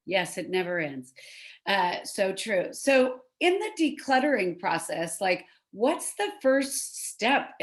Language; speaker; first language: English; native; English